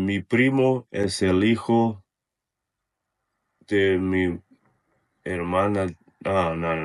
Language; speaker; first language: Spanish; non-native, learner; Russian